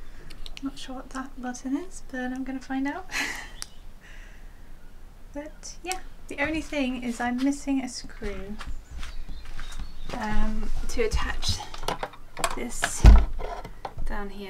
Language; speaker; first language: English; native; English